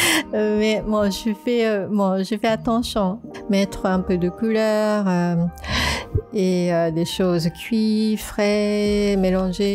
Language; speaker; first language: French; non-native, fluent; Japanese